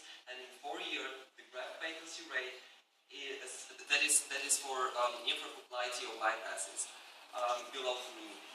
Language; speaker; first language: English; non-native, fluent; Bulgarian